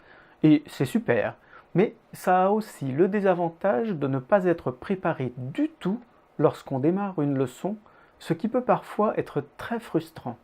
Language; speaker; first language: French; native; French